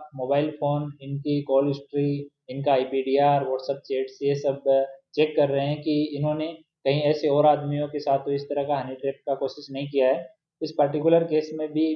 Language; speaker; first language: Hindi; non-native, local second language; Gujarati